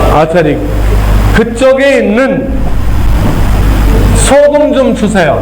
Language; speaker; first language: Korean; non-native, fluent; Urdu